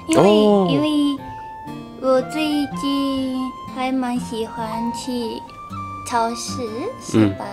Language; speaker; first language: Chinese; non-native, fluent; Japanese